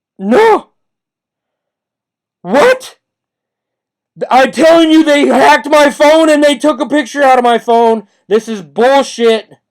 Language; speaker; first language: English; native; English